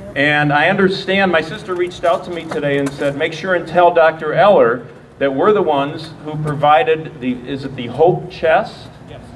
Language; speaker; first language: English; native; English